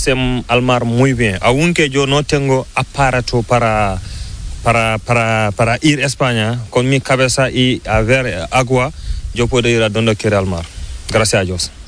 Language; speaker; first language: Spanish; non-native, learner; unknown